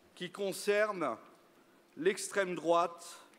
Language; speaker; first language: French; native; French